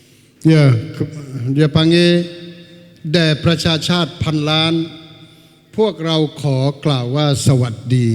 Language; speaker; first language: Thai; non-native, local second language; Malay